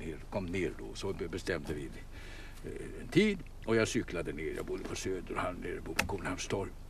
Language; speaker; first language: Swedish; native; Swedish